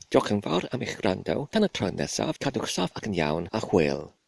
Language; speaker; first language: Welsh; non-native, learner; English